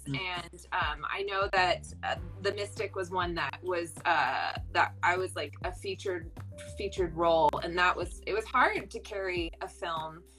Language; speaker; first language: English; native; English